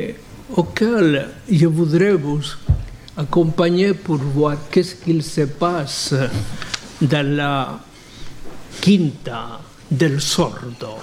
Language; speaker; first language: French; non-native, fluent; Spanish